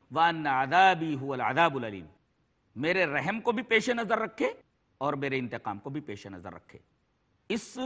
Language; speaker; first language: Urdu; native; Urdu